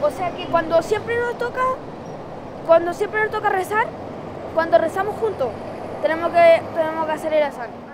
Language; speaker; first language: Spanish; early bilingual, other home language; Urdu